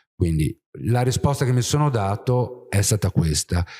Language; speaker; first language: Italian; native; Italian